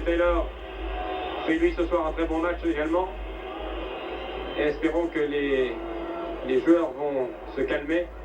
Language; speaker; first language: French; native; French